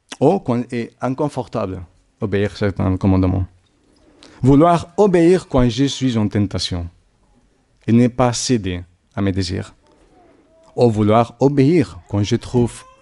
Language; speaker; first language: French; non-native, fluent; Catalan